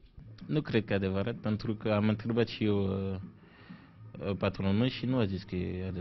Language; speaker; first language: Romanian; non-native, learner; French